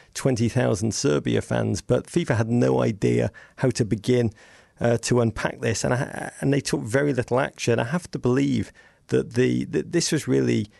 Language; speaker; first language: English; native; English